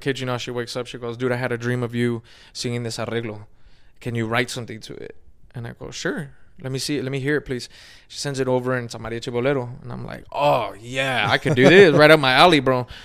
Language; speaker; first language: English; native; English